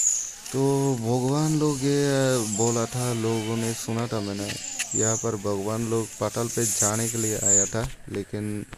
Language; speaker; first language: Hindi; non-native, local second language; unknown